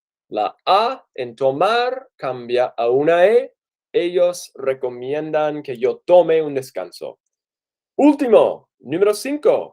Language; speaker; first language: Spanish; non-native, fluent; English